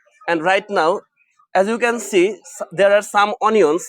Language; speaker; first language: English; non-native, local second language; Bangla